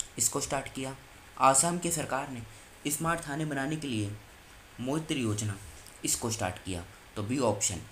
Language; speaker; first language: Hindi; native; Hindi